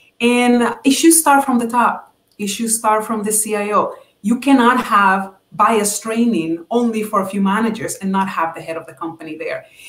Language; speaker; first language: English; non-native, fluent; Spanish